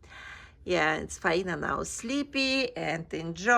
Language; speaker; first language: English; non-native, learner; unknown